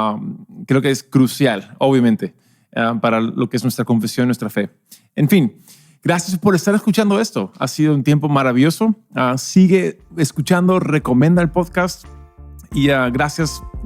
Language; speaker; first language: Spanish; non-native, local second language; English